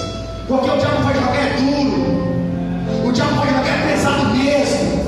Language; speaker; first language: Portuguese; native; Portuguese